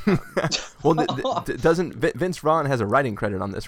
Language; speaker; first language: English; native; English